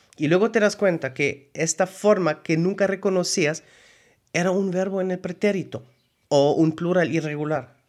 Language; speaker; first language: Spanish; non-native, fluent; German